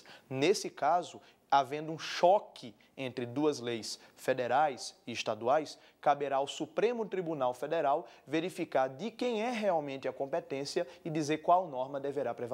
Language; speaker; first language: Portuguese; native; Portuguese